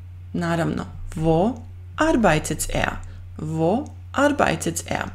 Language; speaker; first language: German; non-native, fluent; Croatian